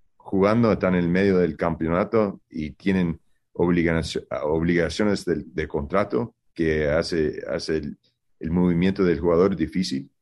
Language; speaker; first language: Spanish; early bilingual, heritage; Spanish